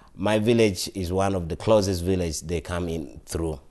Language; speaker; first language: English; non-native, local second language; Acoli